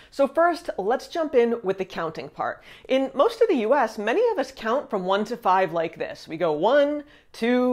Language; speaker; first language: English; native; English